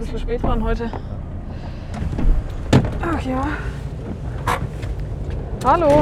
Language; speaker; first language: German; native; German